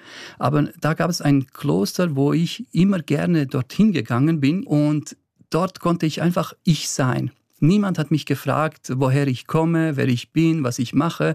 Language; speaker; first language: German; early bilingual, other home language; Bosnian